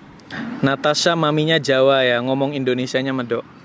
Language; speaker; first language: Indonesian; native; Indonesian